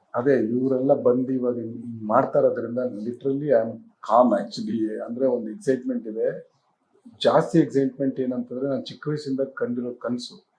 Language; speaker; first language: Kannada; native; Kannada